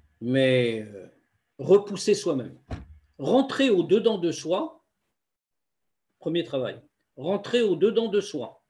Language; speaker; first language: French; native; French